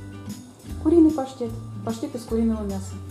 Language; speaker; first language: Russian; native; Russian